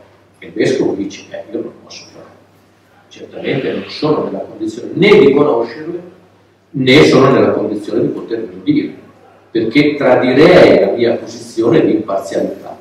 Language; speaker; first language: Italian; native; Italian